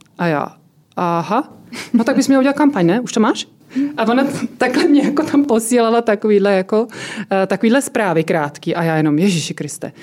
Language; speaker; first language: Czech; native; Czech